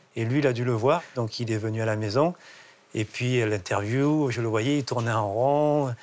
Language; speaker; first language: French; native; French